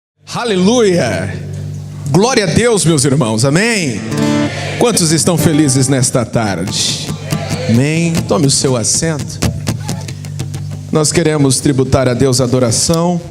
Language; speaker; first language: Portuguese; native; Portuguese